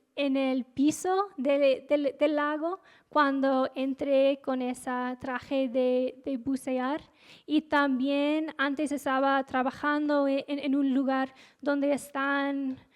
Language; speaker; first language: Spanish; non-native, fluent; English